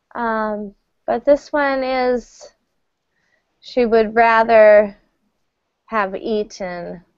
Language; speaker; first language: English; native; English